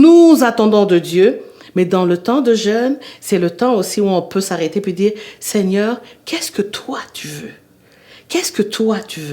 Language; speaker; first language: French; native; French